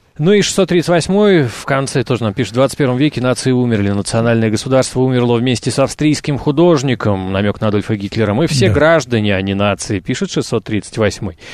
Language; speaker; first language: Russian; native; Russian